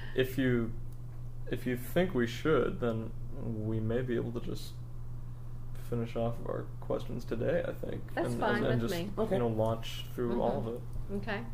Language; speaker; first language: English; native; English